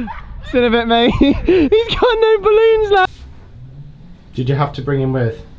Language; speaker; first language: English; native; English